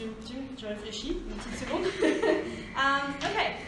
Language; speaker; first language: French; native; French